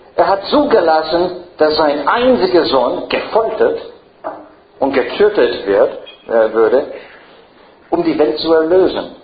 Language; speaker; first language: German; non-native, fluent; English